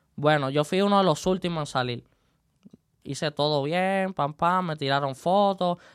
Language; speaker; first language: Spanish; native; Spanish